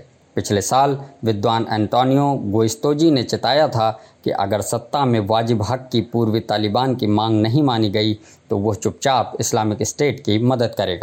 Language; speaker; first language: Hindi; native; Hindi